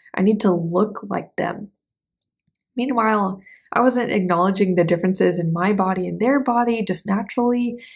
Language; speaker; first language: English; native; English